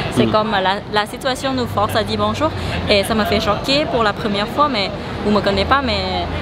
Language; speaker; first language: French; non-native, fluent; Thai